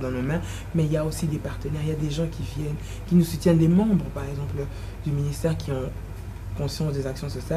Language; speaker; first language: French; non-native, local second language; Lingala